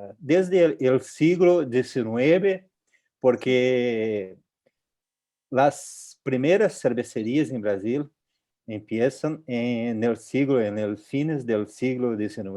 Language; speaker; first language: Spanish; non-native, local second language; Portuguese